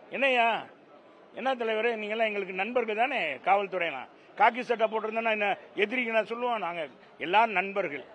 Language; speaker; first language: Tamil; native; Tamil